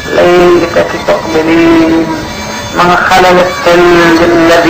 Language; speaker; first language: Arabic; native; Arabic